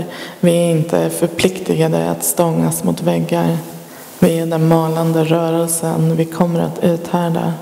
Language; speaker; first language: Swedish; early bilingual, other home language; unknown